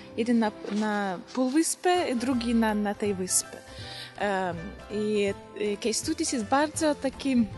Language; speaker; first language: Polish; non-native, learner; Russian